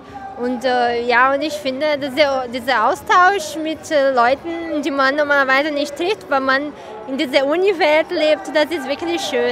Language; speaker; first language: German; non-native, fluent; Portuguese